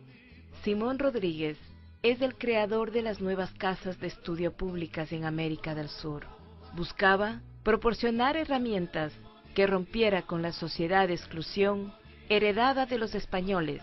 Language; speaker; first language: Spanish; native; Spanish